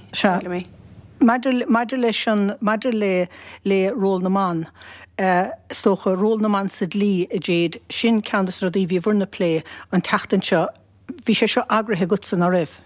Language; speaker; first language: Irish; native; Irish